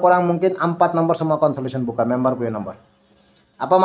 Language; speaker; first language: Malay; non-native, learner; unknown